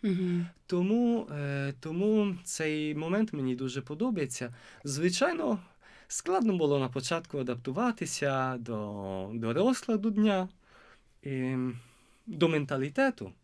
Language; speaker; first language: Ukrainian; non-native, fluent; Italian